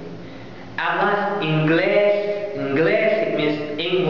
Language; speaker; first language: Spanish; non-native, learner; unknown